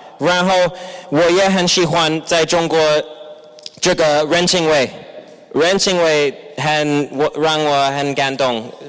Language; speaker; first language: Chinese; non-native, fluent; English